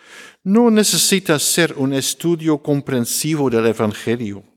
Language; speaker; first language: Spanish; non-native, fluent; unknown